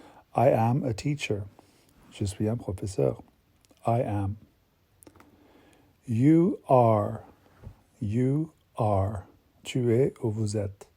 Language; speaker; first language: French; non-native, fluent; English